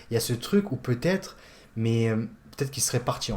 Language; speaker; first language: French; native; French